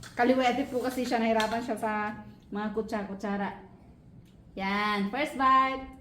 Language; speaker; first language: Filipino; non-native, local second language; Iloko